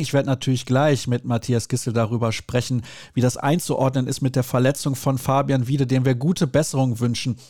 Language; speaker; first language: German; native; German